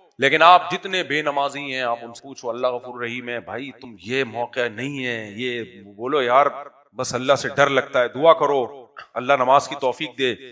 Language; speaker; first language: Urdu; native; Urdu